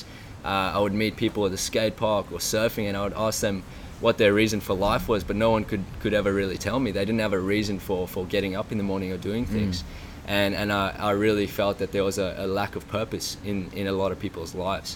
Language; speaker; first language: English; native; English